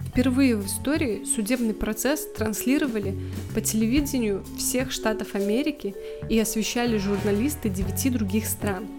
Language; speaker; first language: Russian; native; Russian